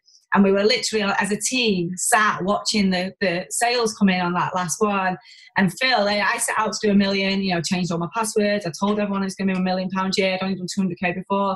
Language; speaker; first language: English; native; English